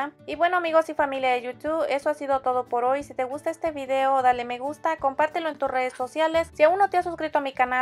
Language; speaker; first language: Spanish; native; Spanish